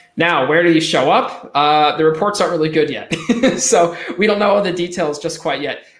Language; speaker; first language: English; native; English